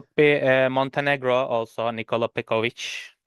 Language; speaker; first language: English; non-native, learner; Turkish